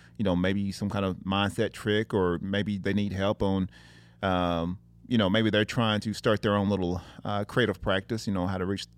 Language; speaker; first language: English; native; English